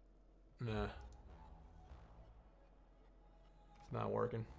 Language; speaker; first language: English; native; English